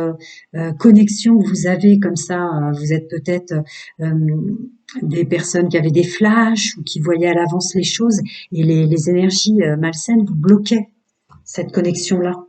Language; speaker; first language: French; native; French